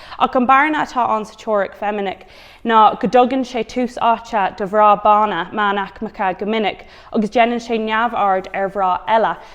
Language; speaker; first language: Irish; non-native, local second language; English